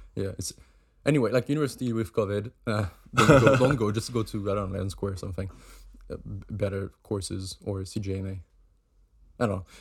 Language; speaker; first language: English; non-native, fluent; German